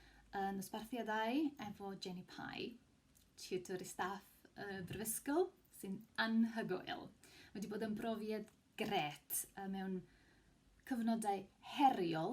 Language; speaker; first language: Welsh; non-native, fluent; Greek